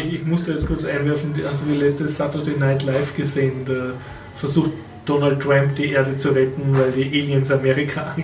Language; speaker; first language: German; native; German